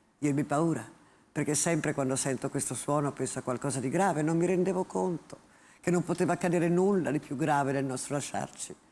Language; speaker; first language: Italian; native; Italian